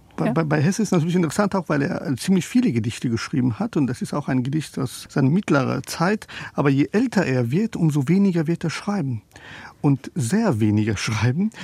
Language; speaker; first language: German; non-native, fluent; Persian